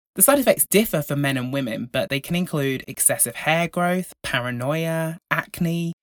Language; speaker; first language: English; native; English